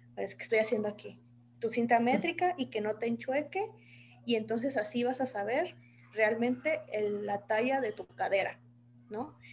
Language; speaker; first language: Spanish; native; Spanish